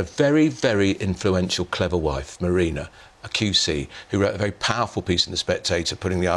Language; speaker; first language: English; native; English